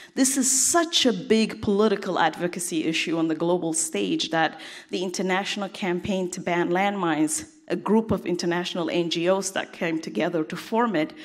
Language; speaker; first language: English; non-native, fluent; Tigrinya